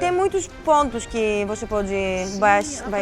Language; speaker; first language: Portuguese; non-native, fluent; Greek